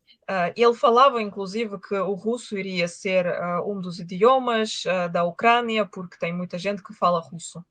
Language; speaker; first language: Portuguese; non-native, fluent; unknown